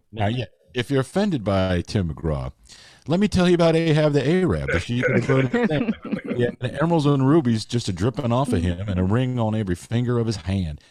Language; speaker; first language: English; native; English